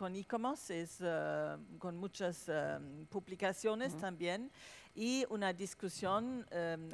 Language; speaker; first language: Spanish; non-native, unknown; German